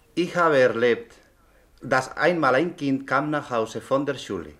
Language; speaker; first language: German; non-native, learner; Spanish